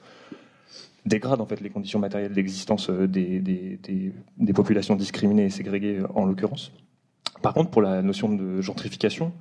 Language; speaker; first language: French; native; French